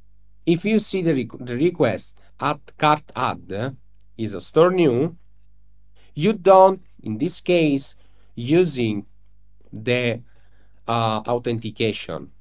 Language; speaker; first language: English; non-native, learner; Italian